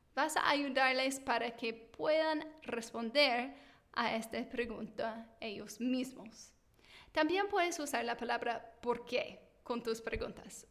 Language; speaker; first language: Spanish; non-native, fluent; English